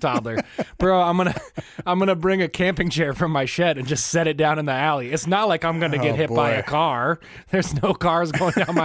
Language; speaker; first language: English; native; English